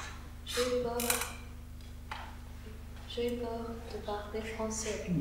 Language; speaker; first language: French; non-native, learner; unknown